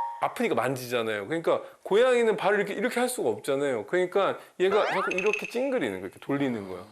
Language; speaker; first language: Korean; native; Korean